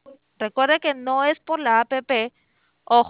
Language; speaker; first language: Spanish; native; Spanish